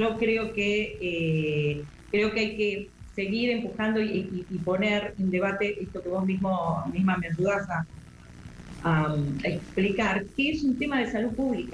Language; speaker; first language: Spanish; native; Spanish